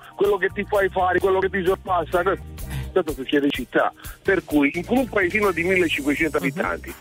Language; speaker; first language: Italian; native; Italian